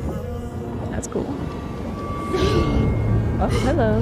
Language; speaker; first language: English; native; English